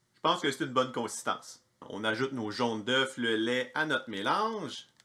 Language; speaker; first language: French; native; French